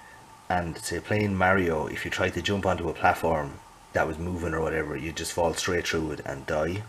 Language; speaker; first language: English; native; English